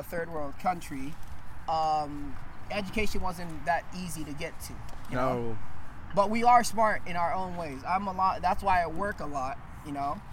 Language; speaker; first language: English; early bilingual, other home language; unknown